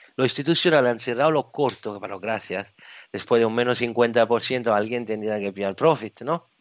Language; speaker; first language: Spanish; non-native, fluent; Italian